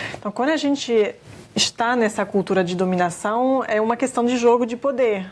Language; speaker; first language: Portuguese; non-native, fluent; French